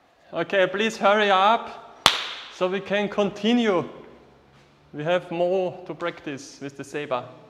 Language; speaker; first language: English; non-native, fluent; German